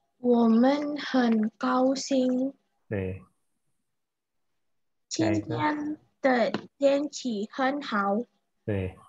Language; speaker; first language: Chinese; non-native, learner; Indonesian